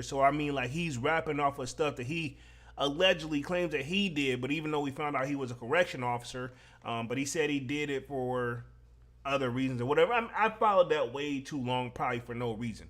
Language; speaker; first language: English; native; English